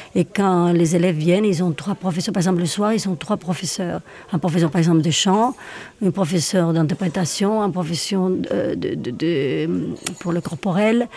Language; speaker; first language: French; non-native, fluent; Spanish